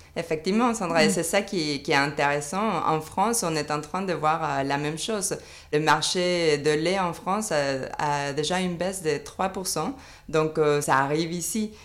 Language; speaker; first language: French; non-native, fluent; Spanish